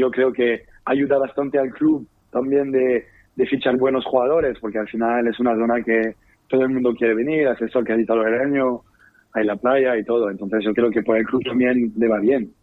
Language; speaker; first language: Spanish; non-native, fluent; French